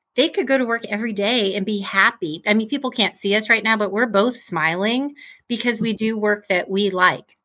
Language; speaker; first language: English; native; English